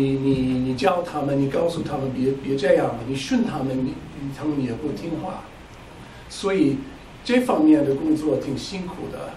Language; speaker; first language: Chinese; non-native, fluent; English